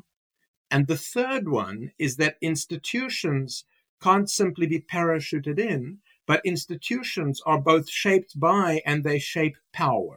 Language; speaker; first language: English; native; English